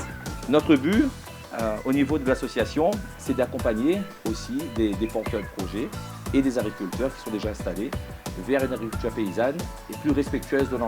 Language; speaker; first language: French; native; French